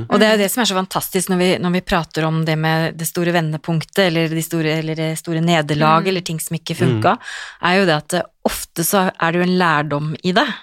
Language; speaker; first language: Norwegian; native; Norwegian